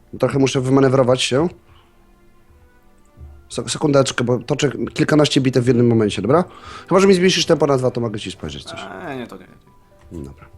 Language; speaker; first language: Polish; native; Polish